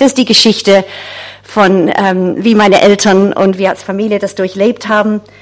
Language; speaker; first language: German; non-native, fluent; English